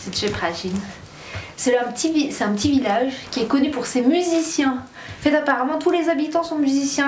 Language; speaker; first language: French; native; French